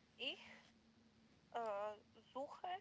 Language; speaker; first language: German; non-native, learner; Macedonian